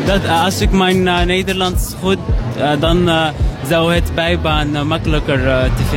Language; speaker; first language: Dutch; non-native, learner; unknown